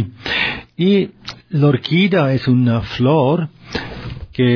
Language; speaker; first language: Spanish; non-native, learner; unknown